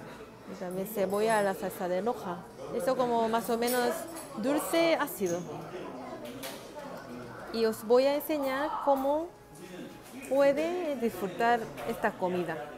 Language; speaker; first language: Spanish; non-native, learner; Korean